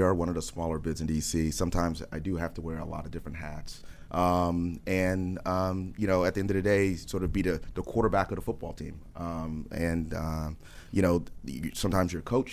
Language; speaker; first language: English; native; English